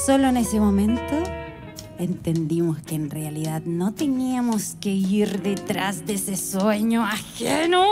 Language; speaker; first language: Spanish; native; Spanish